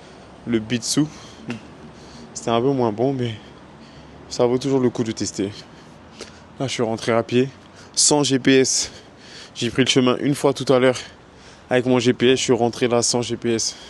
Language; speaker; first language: French; native; French